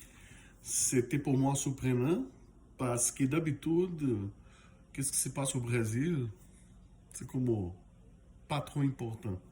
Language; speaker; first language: French; non-native, fluent; Portuguese